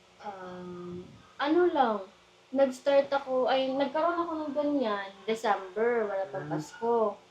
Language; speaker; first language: Filipino; native; Filipino